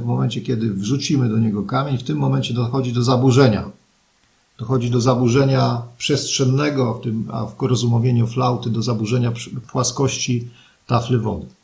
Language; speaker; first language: Polish; native; Polish